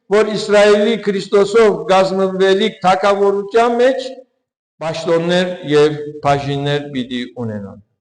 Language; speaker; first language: Armenian; early bilingual, heritage; Armenian